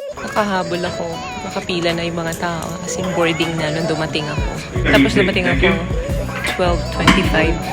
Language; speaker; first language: Filipino; non-native, local second language; Cebuano